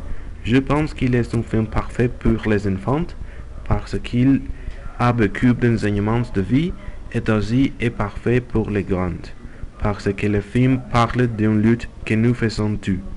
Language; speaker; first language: French; non-native, learner; Spanish